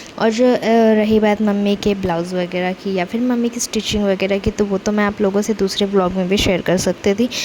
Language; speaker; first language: Hindi; non-native, local second language; Telugu